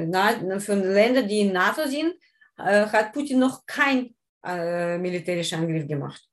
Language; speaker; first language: German; non-native, learner; Ukrainian